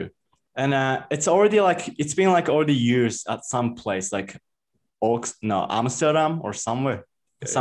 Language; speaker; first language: English; non-native, fluent; Japanese